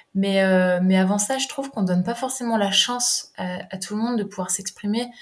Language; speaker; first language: French; native; French